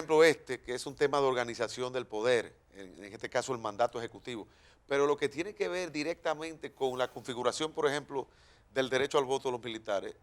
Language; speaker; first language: Spanish; native; Spanish